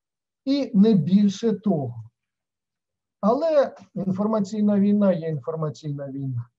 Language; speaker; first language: Ukrainian; native; Ukrainian